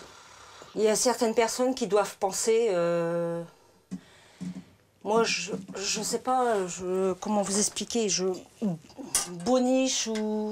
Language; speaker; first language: French; native; French